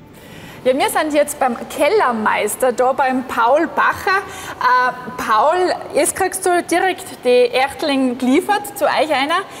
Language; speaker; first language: German; native; German